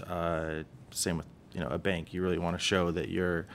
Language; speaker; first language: English; native; English